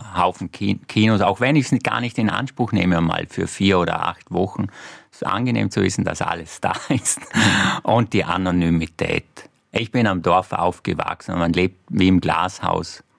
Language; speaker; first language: German; native; German